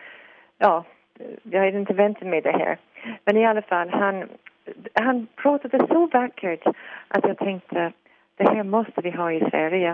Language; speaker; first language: Swedish; non-native, fluent; English